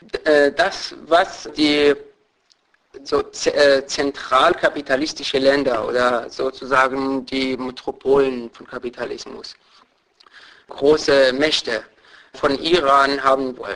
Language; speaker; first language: German; non-native, fluent; Persian